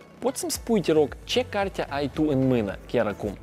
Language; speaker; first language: Romanian; non-native, local second language; Russian